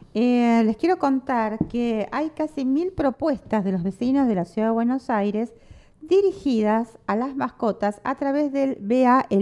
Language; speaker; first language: Spanish; native; Spanish